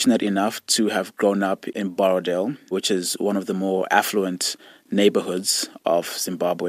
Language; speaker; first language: English; non-native, local second language; Shona